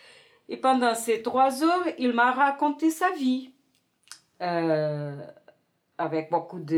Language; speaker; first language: French; non-native, fluent; Portuguese